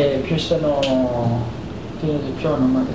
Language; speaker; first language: Greek; native; Greek